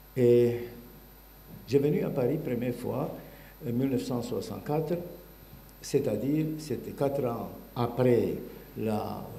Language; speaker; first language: French; non-native, learner; Bulgarian